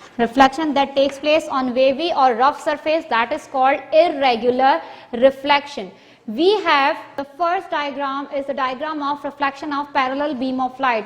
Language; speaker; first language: English; non-native, local second language; Urdu